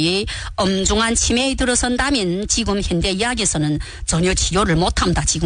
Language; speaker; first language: Korean; native; Korean